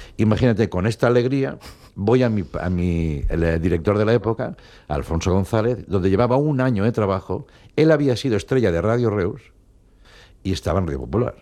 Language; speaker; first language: Spanish; non-native, local second language; Catalan